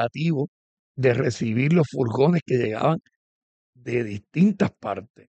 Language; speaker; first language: Spanish; native; Spanish